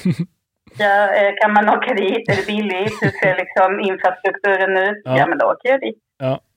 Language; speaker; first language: Swedish; early bilingual, other home language; Spanish